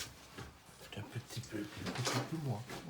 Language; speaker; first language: French; non-native, fluent; Dutch